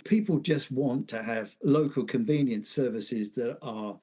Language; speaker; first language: English; native; English